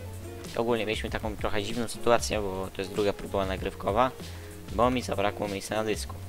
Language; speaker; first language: Polish; native; Polish